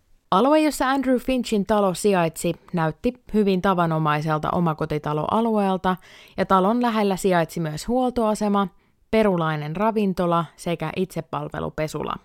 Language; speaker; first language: Finnish; native; Finnish